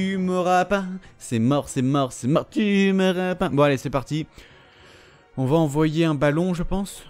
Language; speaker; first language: French; native; French